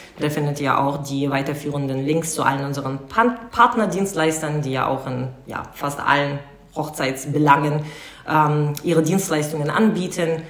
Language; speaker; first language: German; non-native, fluent; Russian